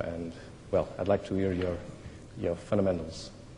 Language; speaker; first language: English; non-native, fluent; Portuguese